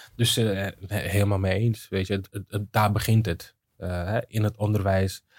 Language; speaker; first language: Dutch; native; Dutch